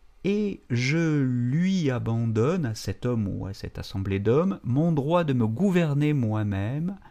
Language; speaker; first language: French; native; French